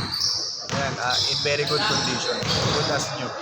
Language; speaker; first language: English; non-native, local second language; Filipino